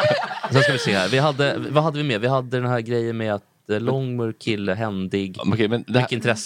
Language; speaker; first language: Swedish; native; Swedish